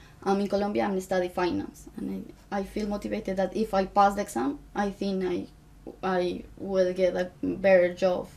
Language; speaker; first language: English; non-native, fluent; Spanish